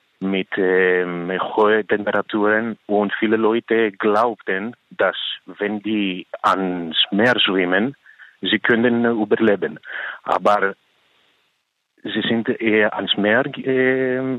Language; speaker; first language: German; non-native, learner; Greek